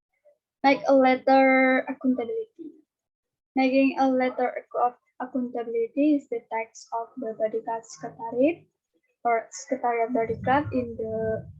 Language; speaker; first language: English; non-native, learner; Indonesian